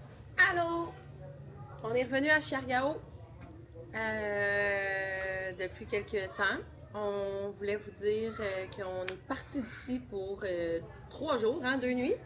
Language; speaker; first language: French; native; French